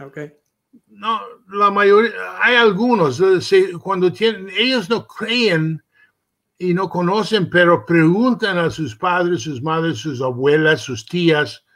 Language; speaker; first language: Spanish; early bilingual, heritage; Spanish